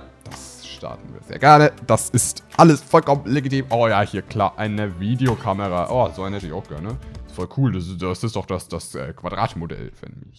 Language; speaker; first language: German; native; German